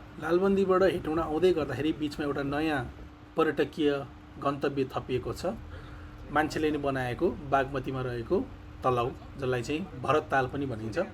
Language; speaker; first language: Nepali; native; Nepali